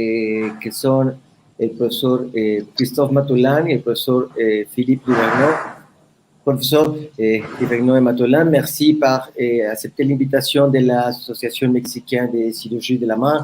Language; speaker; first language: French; non-native, learner; Spanish